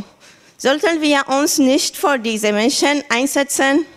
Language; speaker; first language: German; non-native, learner; Arabic